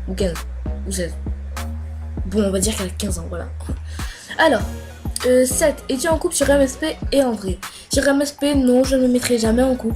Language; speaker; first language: French; native; French